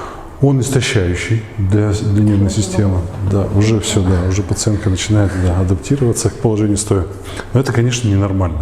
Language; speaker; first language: Russian; native; Russian